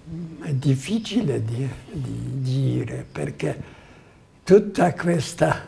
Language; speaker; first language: Italian; non-native, fluent; Polish